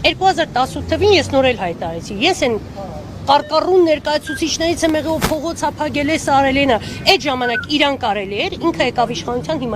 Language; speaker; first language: Armenian; native; Armenian